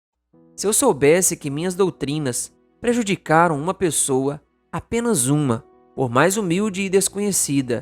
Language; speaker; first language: Portuguese; native; Portuguese